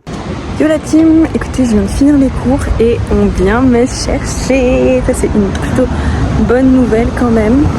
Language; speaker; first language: French; native; French